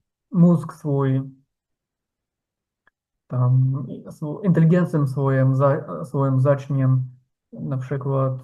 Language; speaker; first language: Polish; non-native, fluent; Ukrainian